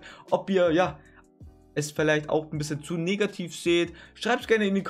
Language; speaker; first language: German; native; German